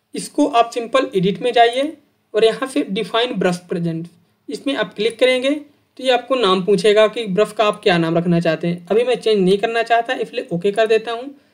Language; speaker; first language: Hindi; native; Hindi